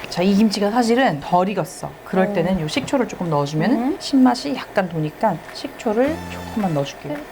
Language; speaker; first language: Korean; native; Korean